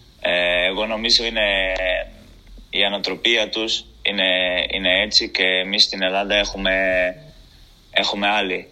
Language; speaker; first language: Greek; non-native, fluent; Portuguese